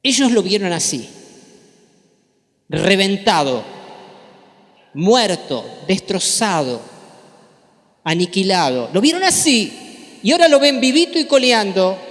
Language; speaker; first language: Spanish; native; Spanish